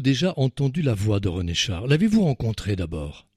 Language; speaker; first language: French; native; French